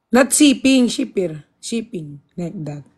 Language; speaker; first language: English; non-native, learner; Filipino